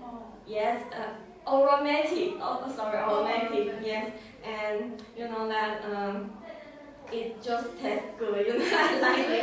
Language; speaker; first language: English; non-native, learner; Chinese